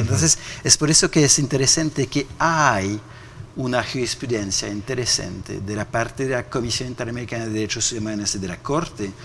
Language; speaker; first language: Spanish; non-native, fluent; French